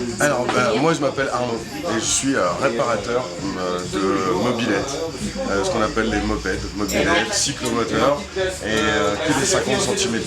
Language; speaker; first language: French; native; French